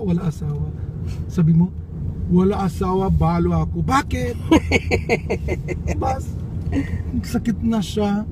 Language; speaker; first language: Filipino; non-native, learner; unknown